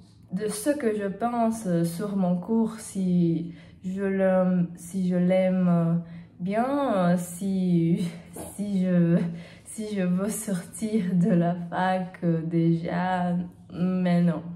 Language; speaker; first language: French; non-native, learner; Portuguese